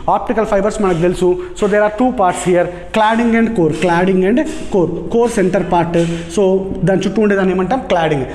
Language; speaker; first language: English; non-native, local second language; Telugu